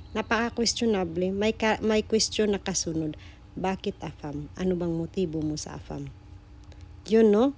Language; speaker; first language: Filipino; non-native, local second language; Cebuano